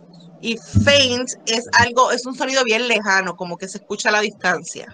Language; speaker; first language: Spanish; native; Spanish